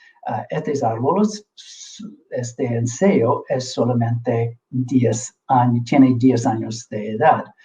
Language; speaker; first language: Spanish; non-native, fluent; English